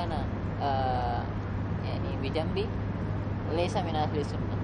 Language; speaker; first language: Arabic; non-native, learner; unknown